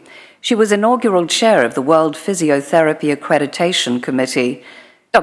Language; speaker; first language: English; native; English